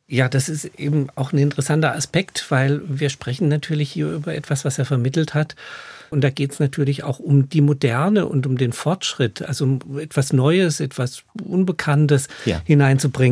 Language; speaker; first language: German; native; German